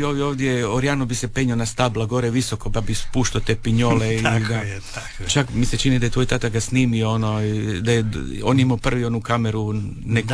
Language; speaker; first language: Serbian; native; Serbian